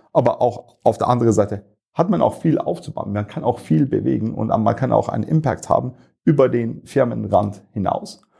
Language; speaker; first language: German; non-native, fluent; Turkish